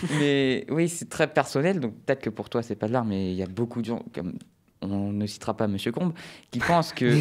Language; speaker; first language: French; native; French